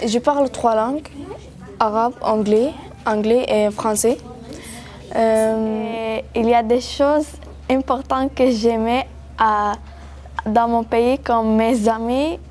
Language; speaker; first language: French; non-native, learner; Arabic